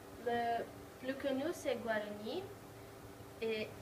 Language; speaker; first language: French; non-native, learner; Portuguese